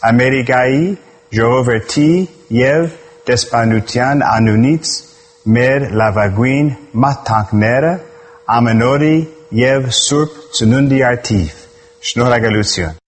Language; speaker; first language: Armenian; non-native, learner; English